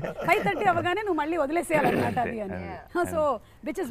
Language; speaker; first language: Telugu; native; Telugu